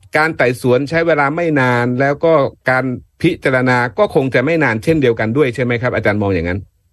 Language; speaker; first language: Thai; native; Thai